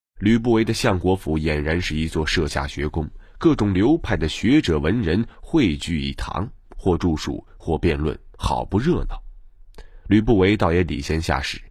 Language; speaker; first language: Chinese; native; Chinese